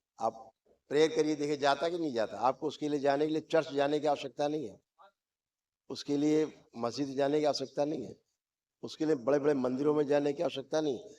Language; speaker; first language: Hindi; native; Hindi